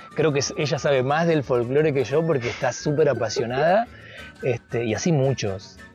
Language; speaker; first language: Spanish; native; Spanish